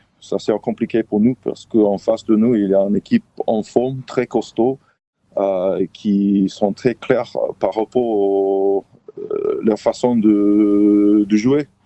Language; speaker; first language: French; non-native, fluent; English